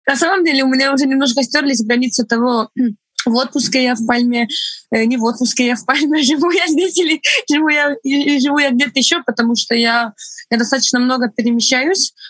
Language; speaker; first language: Russian; non-native, fluent; Estonian